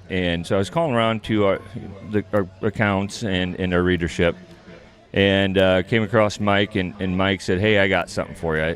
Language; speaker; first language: English; native; English